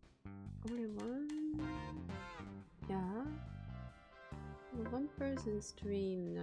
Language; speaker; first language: English; non-native, learner; Japanese